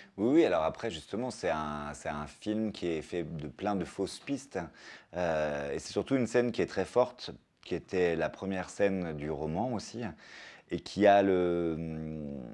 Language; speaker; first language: French; native; French